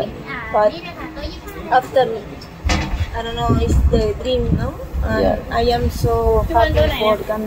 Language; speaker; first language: English; non-native, learner; Spanish